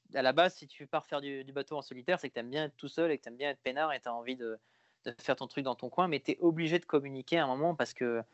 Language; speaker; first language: French; native; French